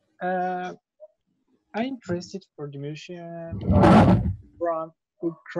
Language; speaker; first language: English; non-native, learner; Spanish